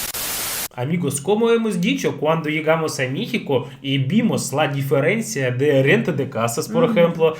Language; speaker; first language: Spanish; non-native, fluent; Russian